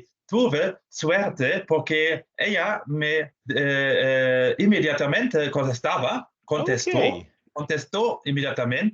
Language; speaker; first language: Spanish; non-native, fluent; German